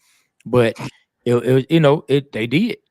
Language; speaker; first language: English; native; English